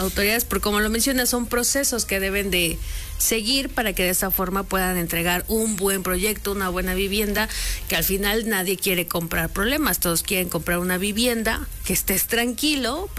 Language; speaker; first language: Spanish; native; Spanish